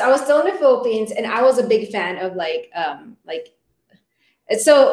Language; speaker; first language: English; non-native, local second language; Filipino